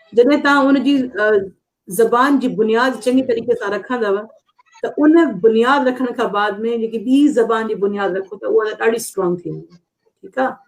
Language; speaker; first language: Sindhi; non-native, local second language; Urdu